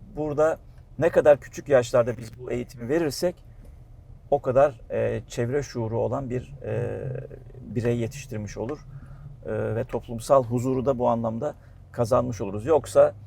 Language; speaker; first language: Turkish; native; Turkish